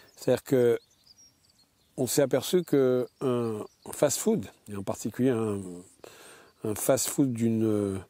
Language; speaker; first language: French; native; French